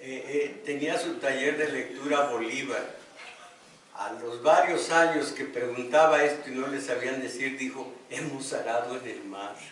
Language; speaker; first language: Spanish; native; Spanish